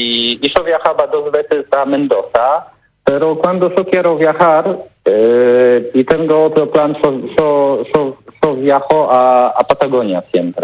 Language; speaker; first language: Spanish; non-native, learner; Polish